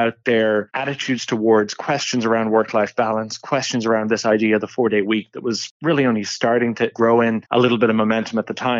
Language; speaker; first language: English; native; English